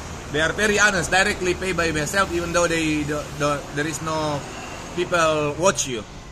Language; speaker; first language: English; non-native, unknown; Indonesian